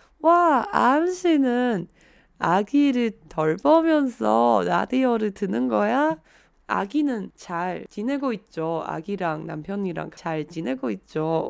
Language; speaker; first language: Korean; non-native, fluent; Chinese